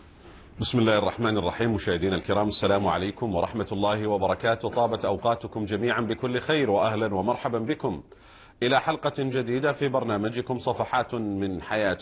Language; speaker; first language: Arabic; native; Arabic